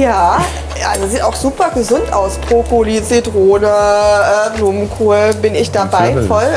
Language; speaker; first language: German; native; German